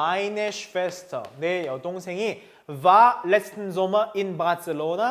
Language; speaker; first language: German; non-native, fluent; Korean